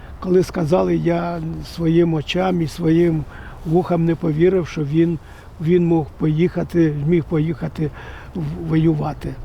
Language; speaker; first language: Ukrainian; non-native, local second language; Russian